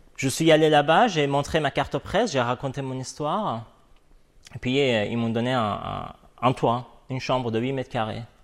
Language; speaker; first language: French; non-native, fluent; Persian